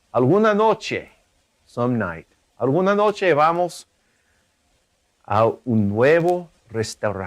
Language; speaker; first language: Spanish; non-native, fluent; English